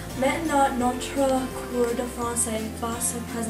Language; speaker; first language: French; non-native, learner; English